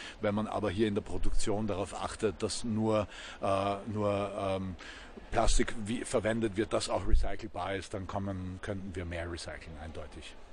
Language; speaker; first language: German; native; German